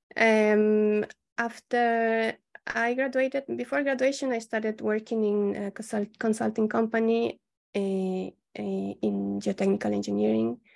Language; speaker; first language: English; non-native, fluent; Spanish